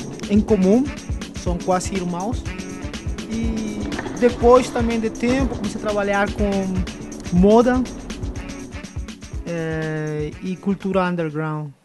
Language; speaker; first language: Portuguese; early bilingual, other home language; Spanish